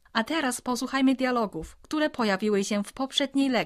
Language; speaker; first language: Polish; non-native, fluent; Chinese